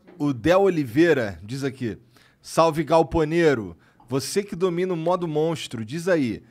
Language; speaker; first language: Portuguese; native; Portuguese